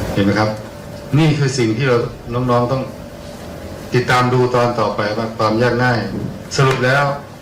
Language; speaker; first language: Thai; native; Thai